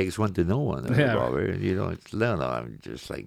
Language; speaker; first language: English; non-native, fluent; French